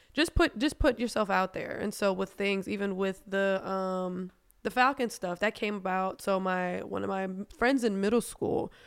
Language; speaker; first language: English; non-native, fluent; German